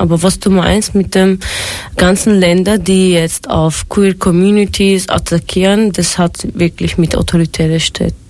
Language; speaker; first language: German; non-native, fluent; Turkish